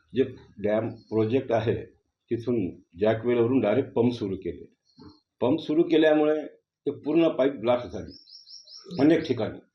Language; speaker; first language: Marathi; native; Marathi